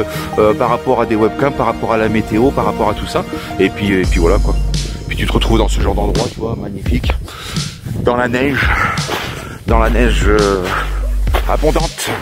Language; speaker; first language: French; native; French